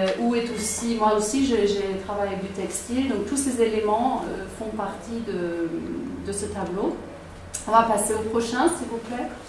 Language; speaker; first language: French; non-native, fluent; German